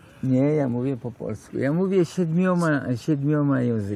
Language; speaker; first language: Polish; early bilingual, heritage; Polish